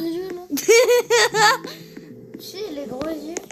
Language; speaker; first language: French; early bilingual, other home language; Portuguese